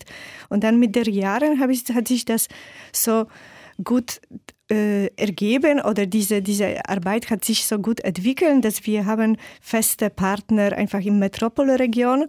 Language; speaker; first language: German; non-native, fluent; Polish